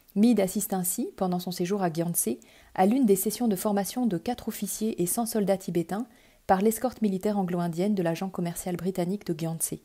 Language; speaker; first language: French; native; French